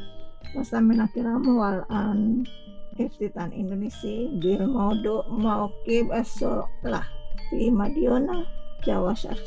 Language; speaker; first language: Arabic; non-native, learner; Indonesian